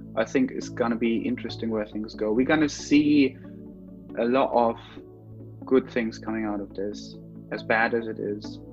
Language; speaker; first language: English; non-native, fluent; German